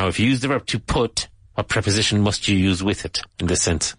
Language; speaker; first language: English; native; English